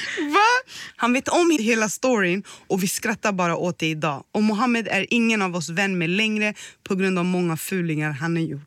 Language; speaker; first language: Swedish; early bilingual, other home language; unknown